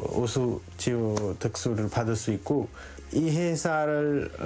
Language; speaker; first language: Korean; non-native, fluent; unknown